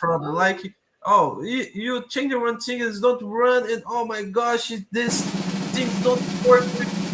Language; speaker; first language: English; non-native, learner; Portuguese